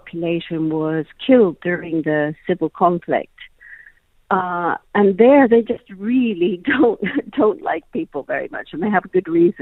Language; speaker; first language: English; native; English